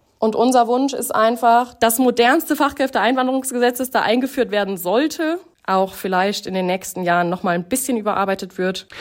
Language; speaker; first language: German; native; German